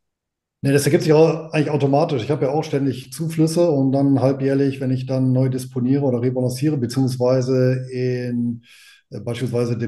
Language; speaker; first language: German; native; German